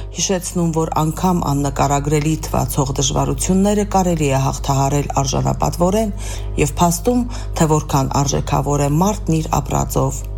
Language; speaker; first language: Armenian; native; Armenian